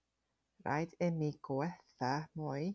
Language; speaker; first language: Welsh; non-native, learner; English